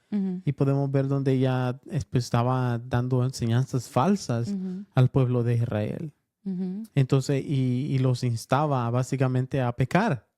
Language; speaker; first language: Spanish; early bilingual, heritage; Spanish